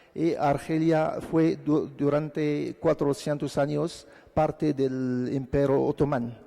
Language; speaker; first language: Spanish; non-native, fluent; Arabic